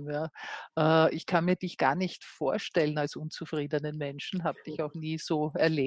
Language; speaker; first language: German; native; German